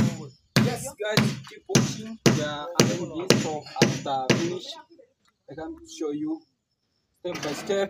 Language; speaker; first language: English; non-native, learner; Swahili